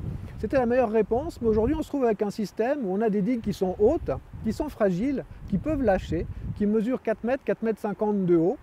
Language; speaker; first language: French; native; French